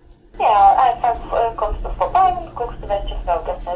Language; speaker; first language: German; non-native, learner; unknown